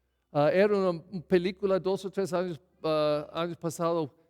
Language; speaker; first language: Spanish; non-native, fluent; English